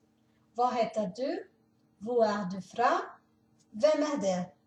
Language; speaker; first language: Norwegian; non-native, learner; Portuguese